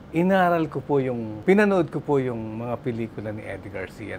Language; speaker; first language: Filipino; native; Filipino